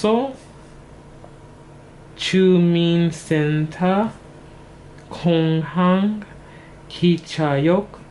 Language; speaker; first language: Korean; non-native, learner; English